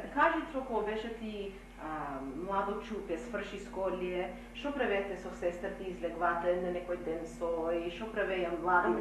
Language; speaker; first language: Macedonian; early bilingual, heritage; Macedonian